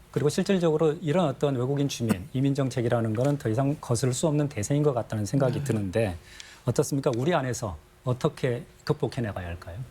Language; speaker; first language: Korean; native; Korean